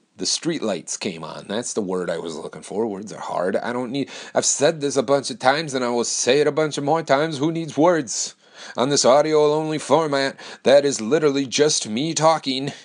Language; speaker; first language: English; native; English